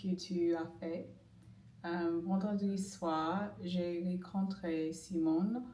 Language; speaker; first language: French; non-native, learner; English